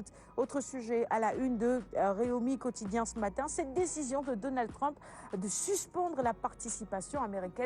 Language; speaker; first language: French; non-native, local second language; Wolof